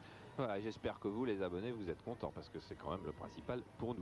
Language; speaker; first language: French; native; French